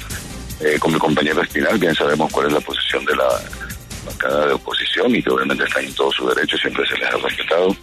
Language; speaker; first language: Spanish; native; Spanish